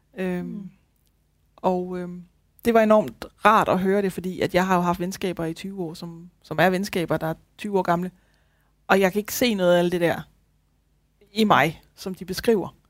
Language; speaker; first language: Danish; native; Danish